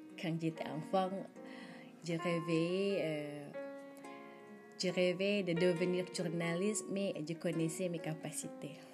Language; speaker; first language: French; non-native, learner; Indonesian